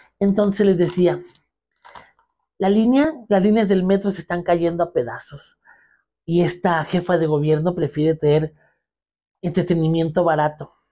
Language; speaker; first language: Spanish; native; Spanish